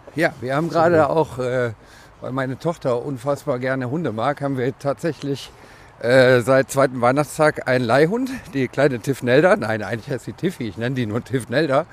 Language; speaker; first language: German; native; German